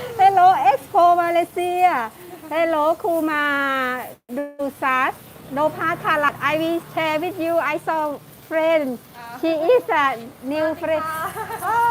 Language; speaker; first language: English; non-native, learner; Thai